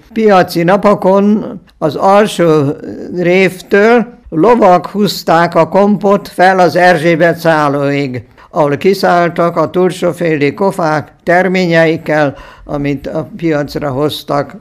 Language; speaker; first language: Hungarian; non-native, local second language; German